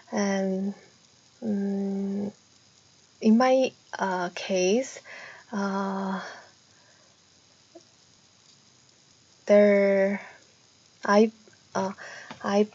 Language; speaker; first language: English; non-native, fluent; Korean